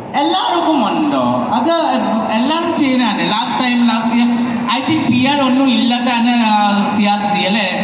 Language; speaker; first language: Malayalam; non-native, local second language; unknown